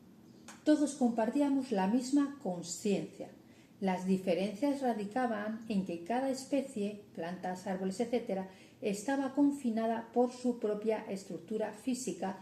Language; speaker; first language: Spanish; native; Spanish